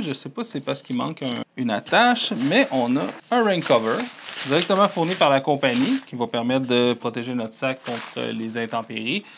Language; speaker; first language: French; native; French